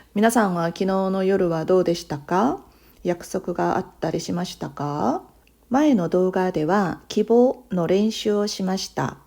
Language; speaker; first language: Japanese; non-native, fluent; Korean